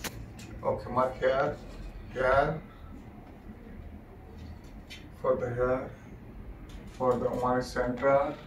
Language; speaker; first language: English; non-native, learner; Bangla